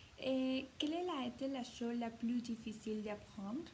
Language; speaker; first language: French; non-native, learner; Spanish